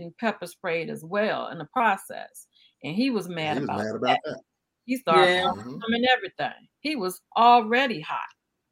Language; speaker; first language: English; native; English